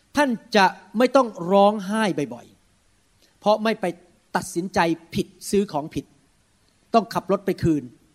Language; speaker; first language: Thai; early bilingual, heritage; Thai